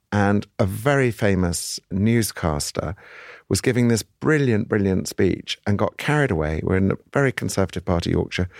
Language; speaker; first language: English; native; English